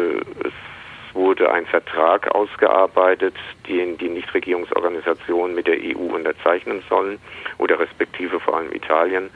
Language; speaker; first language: German; native; German